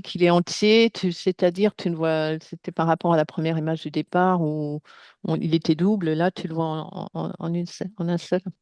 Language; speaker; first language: French; native; French